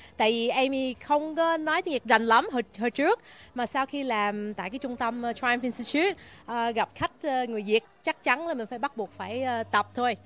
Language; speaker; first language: Vietnamese; early bilingual, heritage; Vietnamese